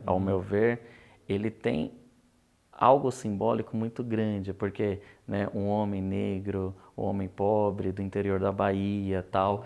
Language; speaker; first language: Portuguese; native; Portuguese